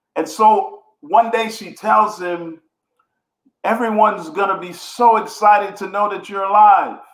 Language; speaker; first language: English; native; English